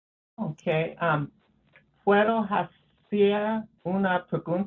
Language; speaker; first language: Spanish; non-native, learner; English